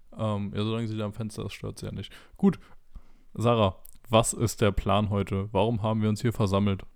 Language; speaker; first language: German; native; German